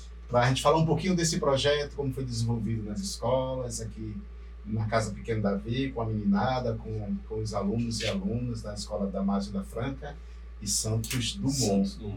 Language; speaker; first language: Portuguese; native; Portuguese